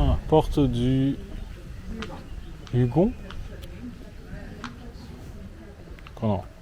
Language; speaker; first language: French; non-native, fluent; Japanese